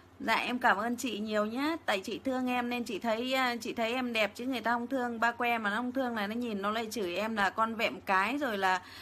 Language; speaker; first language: Vietnamese; native; Vietnamese